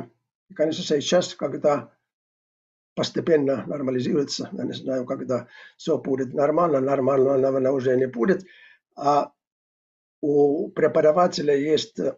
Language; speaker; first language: Russian; non-native, fluent; Finnish